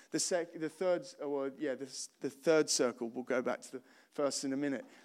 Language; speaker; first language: English; native; English